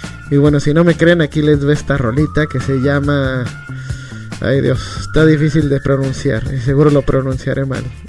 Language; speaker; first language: Spanish; native; Spanish